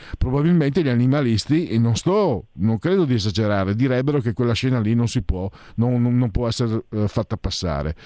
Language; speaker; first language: Italian; native; Italian